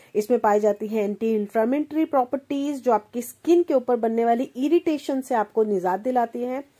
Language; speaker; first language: Hindi; native; Hindi